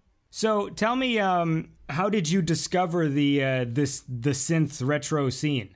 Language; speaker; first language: English; native; English